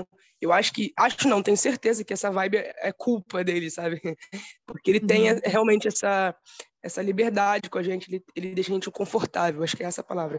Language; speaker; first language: Portuguese; native; Portuguese